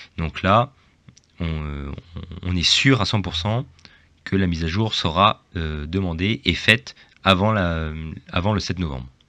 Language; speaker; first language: French; native; French